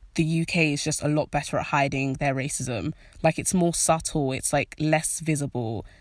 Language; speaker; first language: English; native; English